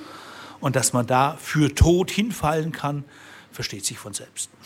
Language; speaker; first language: German; native; German